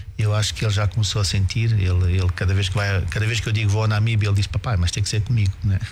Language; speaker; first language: Portuguese; native; Portuguese